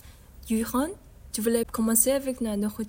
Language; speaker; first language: French; non-native, fluent; Chinese